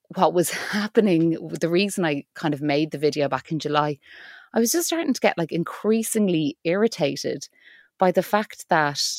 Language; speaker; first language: English; native; English